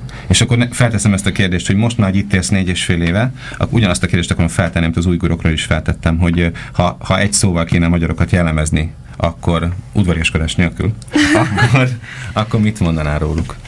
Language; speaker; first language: Hungarian; native; Hungarian